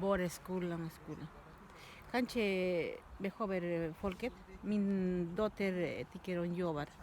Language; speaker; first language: Swedish; non-native, learner; Thai